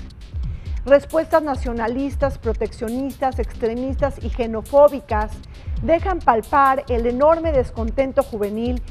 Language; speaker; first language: Spanish; native; Spanish